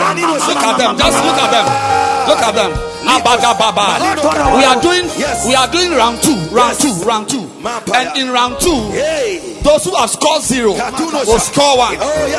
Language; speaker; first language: English; non-native, local second language; Akan